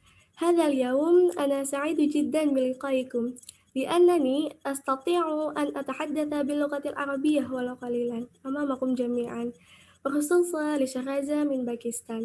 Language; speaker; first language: Arabic; non-native, learner; Indonesian